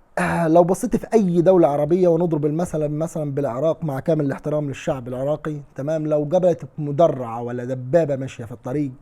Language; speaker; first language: Arabic; native; Arabic